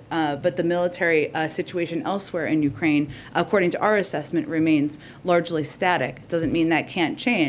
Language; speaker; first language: English; native; English